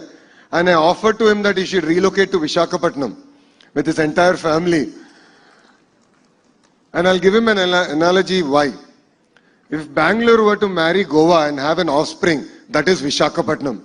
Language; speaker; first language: English; non-native, local second language; Telugu